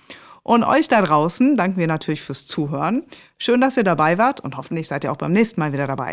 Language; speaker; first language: German; native; German